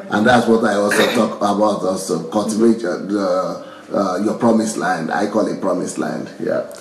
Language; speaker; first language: English; non-native, local second language; Yoruba